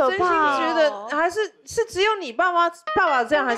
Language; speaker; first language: Chinese; native; Chinese